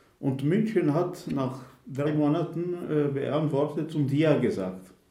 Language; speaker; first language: German; non-native, fluent; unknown